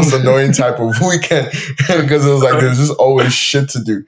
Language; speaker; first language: English; non-native, local second language; Yoruba